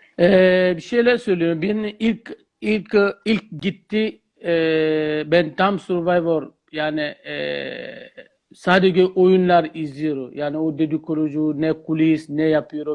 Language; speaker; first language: Turkish; non-native, learner; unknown